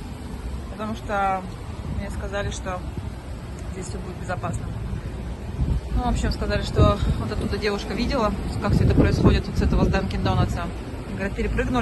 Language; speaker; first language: Russian; native; Russian